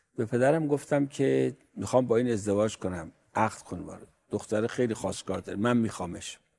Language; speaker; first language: Persian; native; Persian